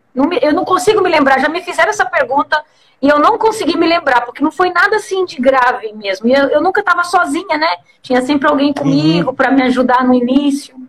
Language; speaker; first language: Portuguese; native; Portuguese